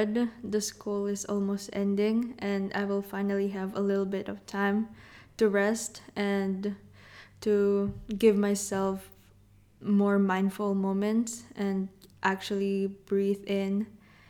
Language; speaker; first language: English; non-native, local second language; Filipino